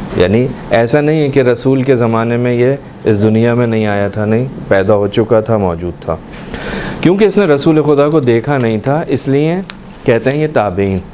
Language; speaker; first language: Urdu; native; Urdu